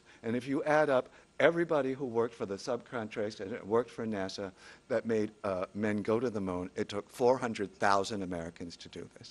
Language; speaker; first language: English; native; English